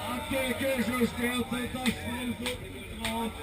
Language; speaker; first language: German; native; German